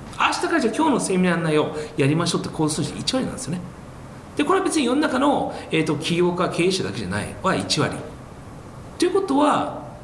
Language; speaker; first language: Japanese; early bilingual, heritage; Japanese